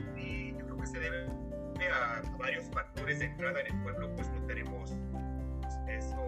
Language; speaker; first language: Spanish; native; Spanish